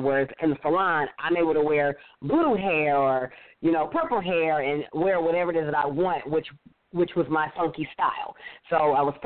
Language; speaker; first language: English; native; English